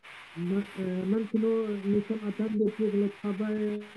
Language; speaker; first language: French; non-native, learner; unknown